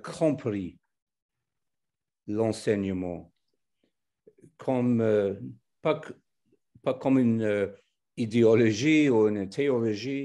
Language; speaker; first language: French; non-native, fluent; English